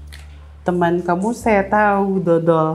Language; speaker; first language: Indonesian; native; Indonesian